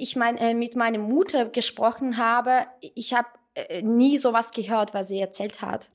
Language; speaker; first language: German; non-native, fluent; Russian